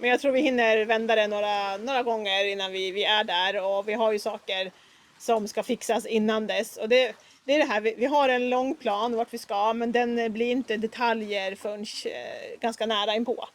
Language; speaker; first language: Swedish; native; Swedish